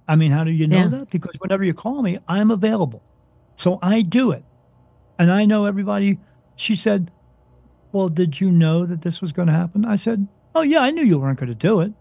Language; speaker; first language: English; native; English